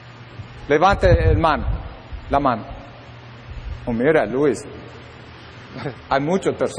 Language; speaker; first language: Spanish; non-native, learner; English